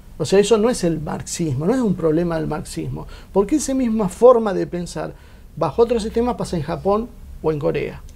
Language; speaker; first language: Spanish; native; Spanish